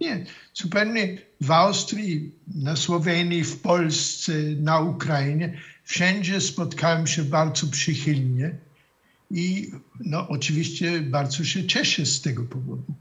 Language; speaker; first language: Polish; non-native, fluent; German